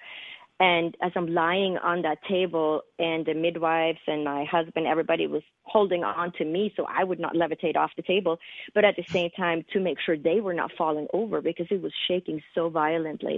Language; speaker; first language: English; non-native, fluent; Swedish